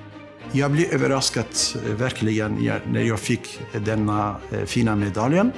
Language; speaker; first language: Swedish; non-native, fluent; Aramaic